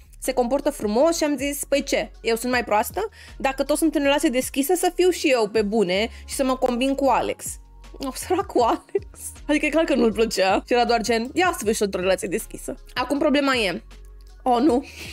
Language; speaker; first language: Romanian; native; Romanian